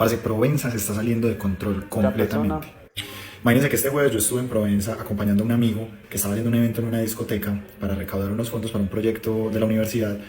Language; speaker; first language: Spanish; native; Spanish